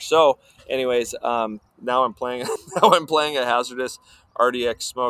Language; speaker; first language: English; native; English